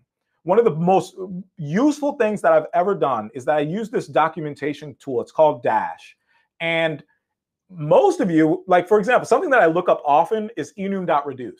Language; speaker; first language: English; native; English